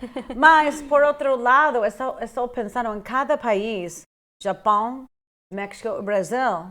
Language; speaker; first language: Portuguese; non-native, fluent; English